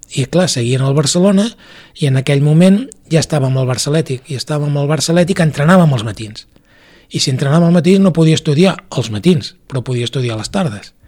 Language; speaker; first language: Catalan; native; Catalan